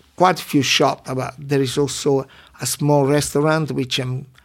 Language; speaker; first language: English; non-native, learner; Italian